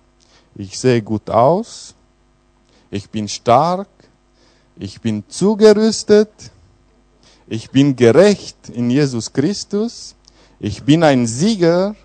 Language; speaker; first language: German; non-native, fluent; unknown